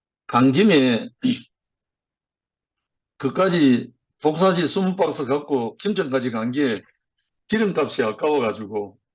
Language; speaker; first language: Korean; native; Korean